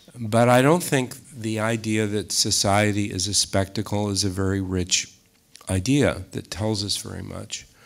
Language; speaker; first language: English; native; English